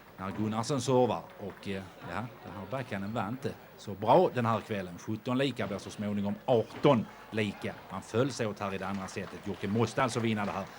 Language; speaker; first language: Swedish; native; Swedish